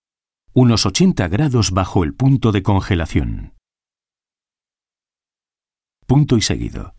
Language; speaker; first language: Spanish; native; Spanish